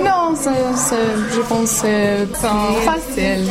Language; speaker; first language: French; non-native, learner; Serbian